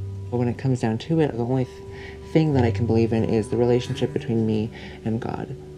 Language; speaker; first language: English; early bilingual, other home language; Japanese